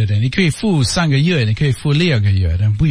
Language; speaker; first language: Chinese; non-native, learner; English